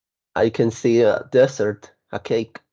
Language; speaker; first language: English; non-native, learner; Spanish